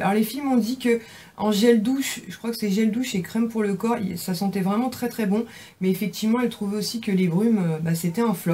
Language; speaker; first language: French; native; French